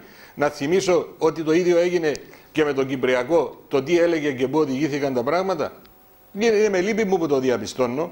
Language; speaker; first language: Greek; native; Greek